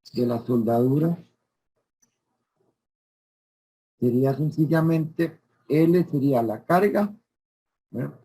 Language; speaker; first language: Spanish; native; Spanish